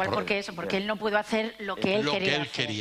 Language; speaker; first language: Spanish; native; Spanish